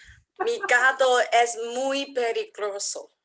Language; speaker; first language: Spanish; non-native, learner; English